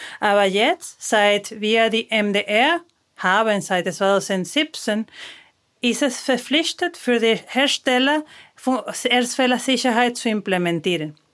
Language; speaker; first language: German; non-native, fluent; Spanish